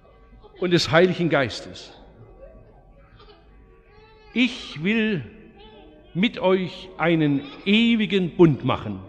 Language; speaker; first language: German; native; German